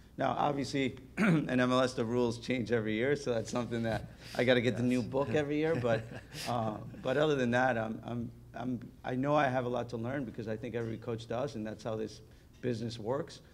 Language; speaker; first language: English; early bilingual, other home language; Spanish